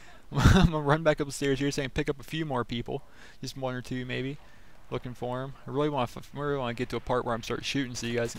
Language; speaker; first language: English; native; English